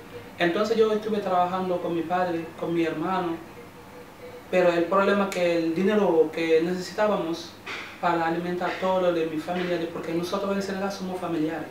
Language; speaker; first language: Spanish; non-native, learner; Wolof